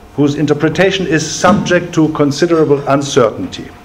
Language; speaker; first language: English; non-native, fluent; German